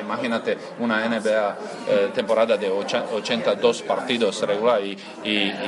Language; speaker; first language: Spanish; non-native, learner; Croatian